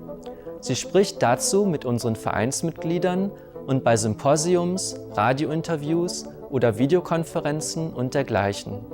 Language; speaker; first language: German; native; German